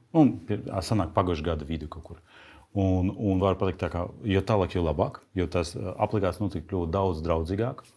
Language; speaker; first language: Latvian; non-native, local second language; Russian